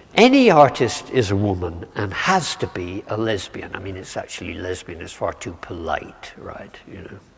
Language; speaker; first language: English; native; English